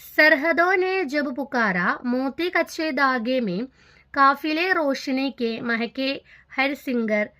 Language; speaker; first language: Hindi; non-native, local second language; Malayalam